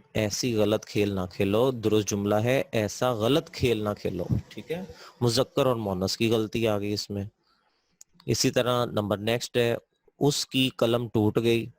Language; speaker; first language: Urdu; non-native, local second language; Punjabi